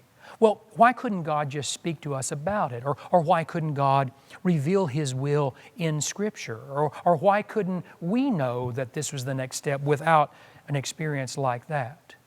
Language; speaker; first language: English; native; English